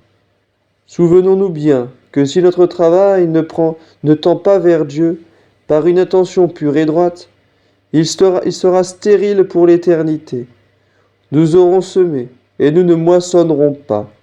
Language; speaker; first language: French; native; French